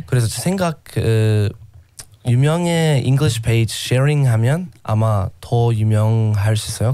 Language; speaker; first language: Korean; non-native, learner; English